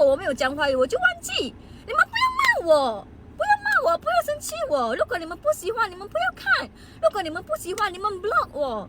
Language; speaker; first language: Chinese; non-native, local second language; Malay